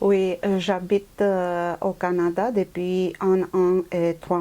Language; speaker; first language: French; non-native, fluent; Romanian